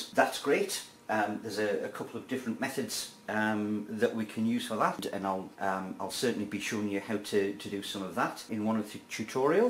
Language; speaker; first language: English; native; English